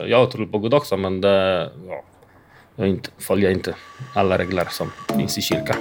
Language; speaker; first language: Swedish; non-native, learner; Polish